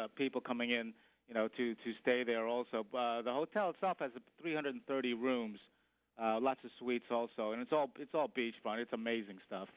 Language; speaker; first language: English; native; English